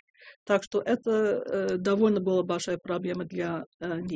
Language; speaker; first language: Russian; non-native, fluent; English